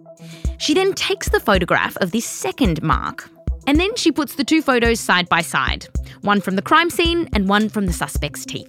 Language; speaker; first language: English; native; English